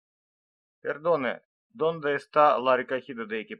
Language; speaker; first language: Spanish; non-native, learner; Russian